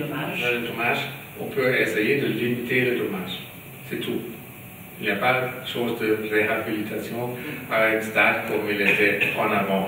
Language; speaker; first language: French; non-native, learner; German